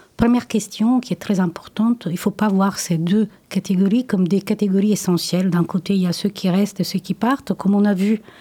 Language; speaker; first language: French; non-native, fluent; Italian